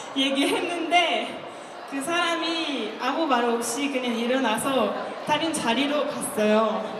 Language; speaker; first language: Korean; non-native, learner; French